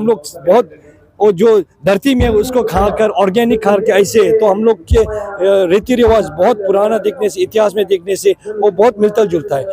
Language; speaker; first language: Hindi; non-native, fluent; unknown